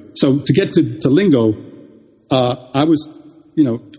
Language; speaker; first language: English; early bilingual, other home language; Jamaican Creole English